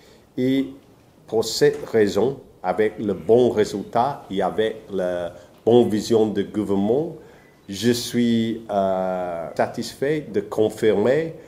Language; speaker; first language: French; non-native, fluent; English